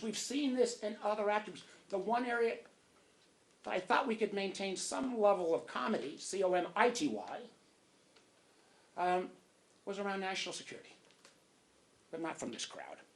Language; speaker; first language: English; native; English